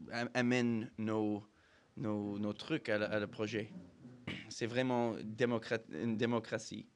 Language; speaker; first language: French; non-native, fluent; English